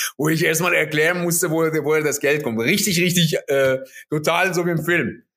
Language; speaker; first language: German; non-native, fluent; Persian